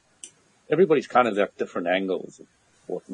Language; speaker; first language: English; native; English